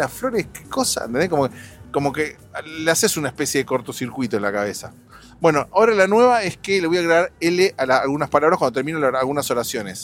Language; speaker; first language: Spanish; native; Spanish